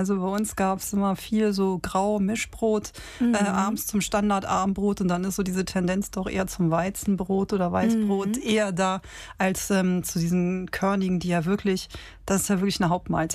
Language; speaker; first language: German; native; German